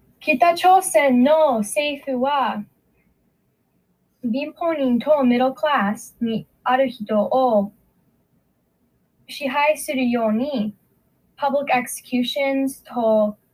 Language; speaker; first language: Japanese; non-native, learner; English